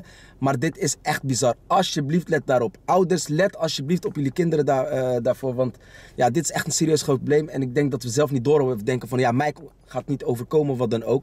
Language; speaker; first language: Dutch; native; Dutch